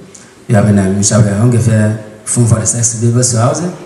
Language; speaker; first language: German; non-native, learner; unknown